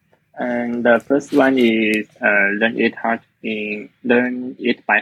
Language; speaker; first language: English; non-native, learner; Chinese